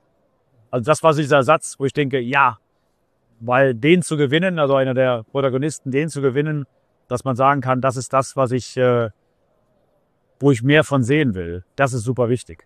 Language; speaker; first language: German; native; German